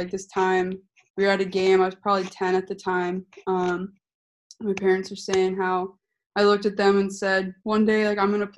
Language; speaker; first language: English; native; English